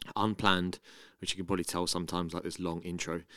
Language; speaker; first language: English; native; English